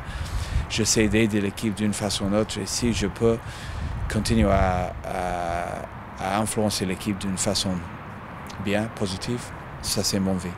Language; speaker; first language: French; non-native, fluent; English